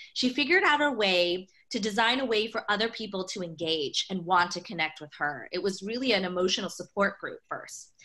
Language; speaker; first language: English; native; English